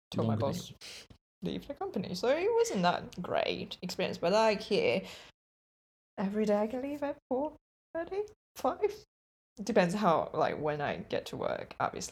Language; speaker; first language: English; non-native, fluent; Chinese